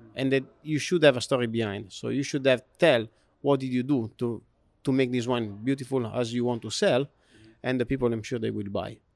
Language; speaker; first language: English; non-native, learner; Italian